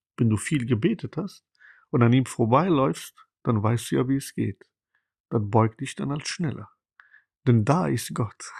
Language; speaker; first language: German; non-native, fluent; Persian